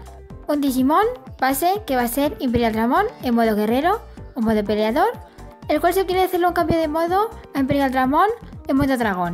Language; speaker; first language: Spanish; native; Spanish